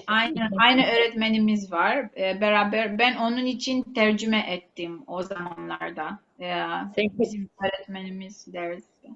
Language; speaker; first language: Turkish; non-native, fluent; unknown